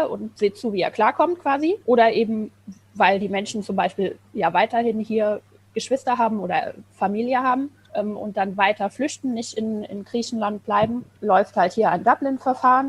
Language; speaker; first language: German; native; German